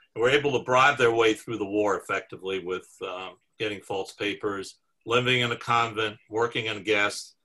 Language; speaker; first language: English; native; English